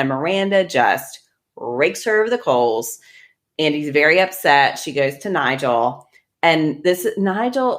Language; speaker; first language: English; native; English